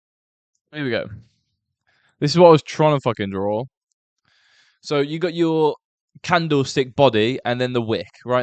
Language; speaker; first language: English; native; English